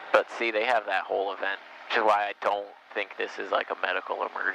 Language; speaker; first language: English; native; English